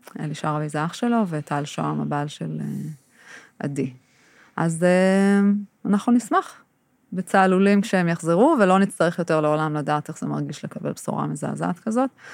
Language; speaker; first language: Hebrew; early bilingual, other home language; English